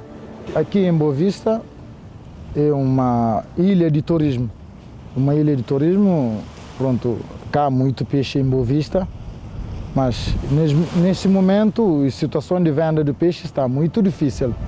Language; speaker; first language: Portuguese; non-native, local second language; Kabuverdianu